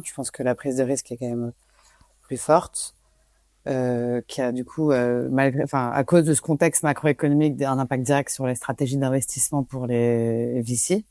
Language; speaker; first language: French; native; French